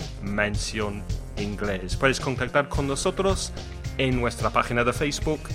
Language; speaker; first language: Spanish; non-native, fluent; English